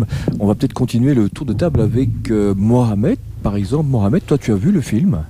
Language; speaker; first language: French; native; French